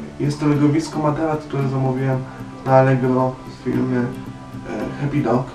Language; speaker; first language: Polish; native; Polish